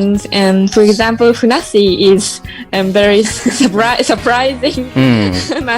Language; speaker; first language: English; non-native, learner; Japanese